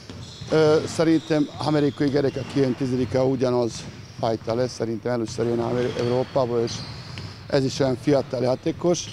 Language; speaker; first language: Hungarian; non-native, fluent; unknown